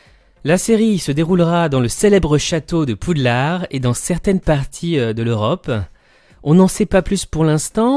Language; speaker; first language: French; native; French